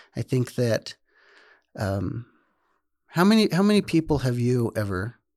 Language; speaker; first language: English; native; English